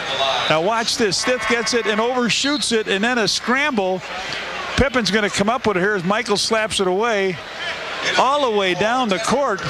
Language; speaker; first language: English; native; English